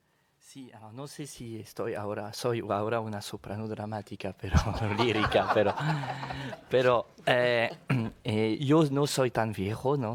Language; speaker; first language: Spanish; non-native, fluent; French